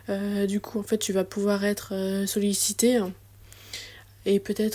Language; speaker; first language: French; native; French